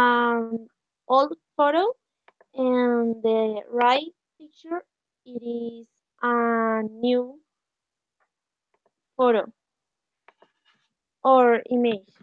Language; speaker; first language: English; non-native, learner; Spanish